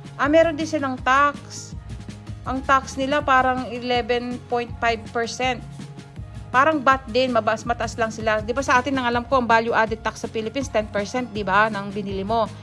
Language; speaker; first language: Filipino; non-native, local second language; Pampanga